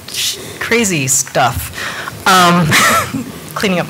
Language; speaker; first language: English; native; English